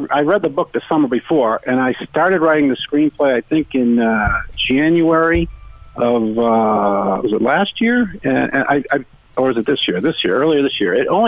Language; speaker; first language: English; native; English